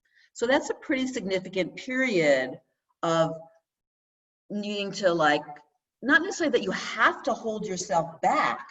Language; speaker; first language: English; native; English